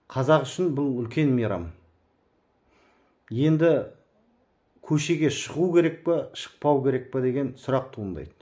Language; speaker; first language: Kazakh; native; Kazakh